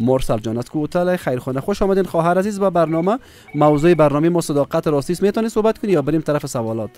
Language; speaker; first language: Persian; native; Persian